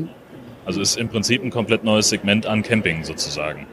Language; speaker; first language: German; native; German